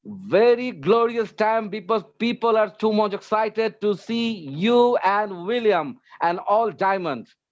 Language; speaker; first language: English; non-native, local second language; Bangla